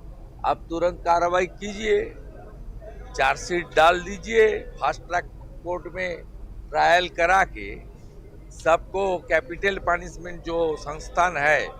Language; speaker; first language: Hindi; non-native, local second language; Bangla